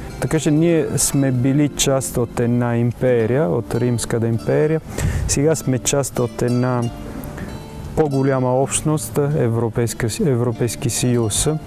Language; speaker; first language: Bulgarian; non-native, fluent; Italian